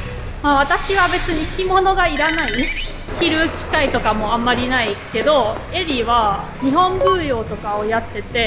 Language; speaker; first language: Japanese; non-native, fluent; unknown